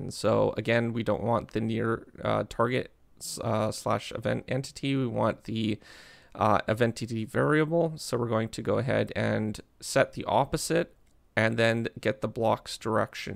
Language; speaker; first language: English; native; English